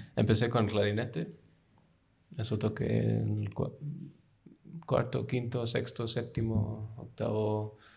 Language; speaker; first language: Spanish; non-native, fluent; English